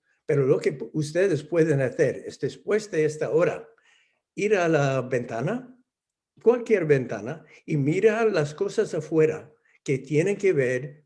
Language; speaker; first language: Spanish; non-native, fluent; English